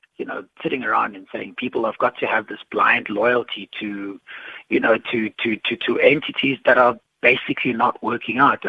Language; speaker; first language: English; non-native, local second language; Xhosa